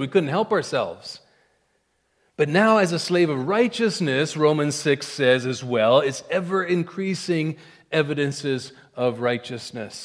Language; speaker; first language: English; native; English